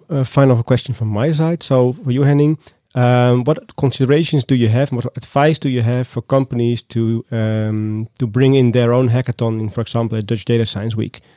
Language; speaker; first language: English; non-native, fluent; Dutch